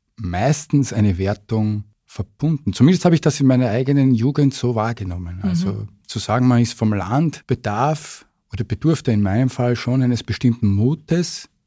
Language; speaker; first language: German; native; German